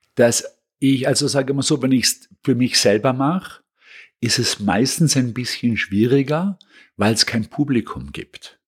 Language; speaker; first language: German; native; German